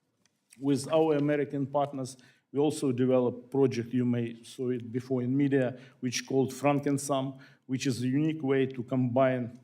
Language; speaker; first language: English; non-native, fluent; Ukrainian